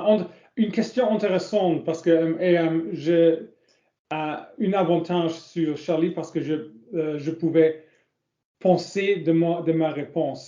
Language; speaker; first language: French; non-native, learner; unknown